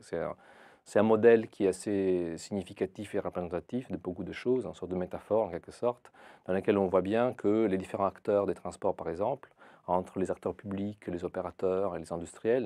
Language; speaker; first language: French; non-native, fluent; Italian